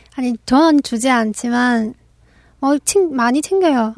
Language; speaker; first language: Korean; non-native, local second language; Chinese